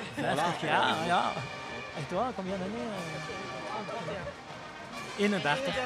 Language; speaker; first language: Dutch; non-native, local second language; French